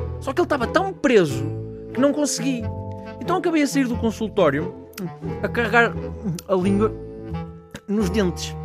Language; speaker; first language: Portuguese; native; Portuguese